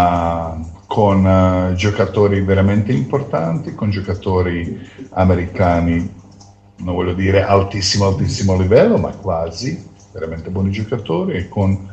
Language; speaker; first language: Italian; non-native, fluent; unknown